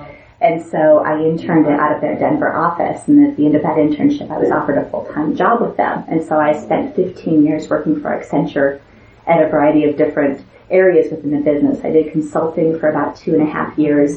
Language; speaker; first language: English; native; English